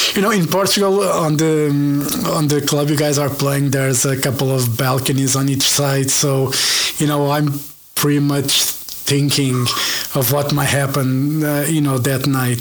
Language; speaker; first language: English; non-native, fluent; Portuguese